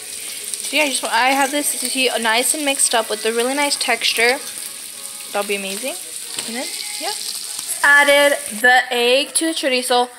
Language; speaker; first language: English; early bilingual, other home language; Spanish